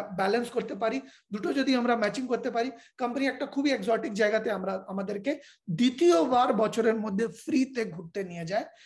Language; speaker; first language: Bangla; non-native, fluent; Hindi